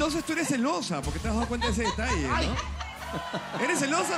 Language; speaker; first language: Spanish; native; Spanish